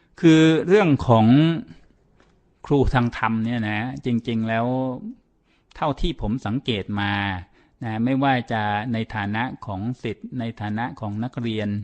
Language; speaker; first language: Thai; native; Thai